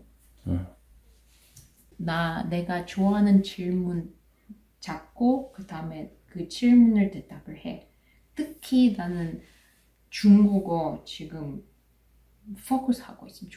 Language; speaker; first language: Korean; non-native, fluent; Russian